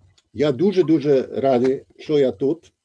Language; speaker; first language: Ukrainian; non-native, fluent; German